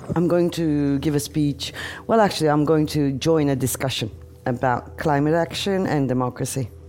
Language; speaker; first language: English; non-native, fluent; Turkish